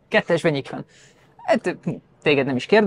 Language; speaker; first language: Hungarian; native; Hungarian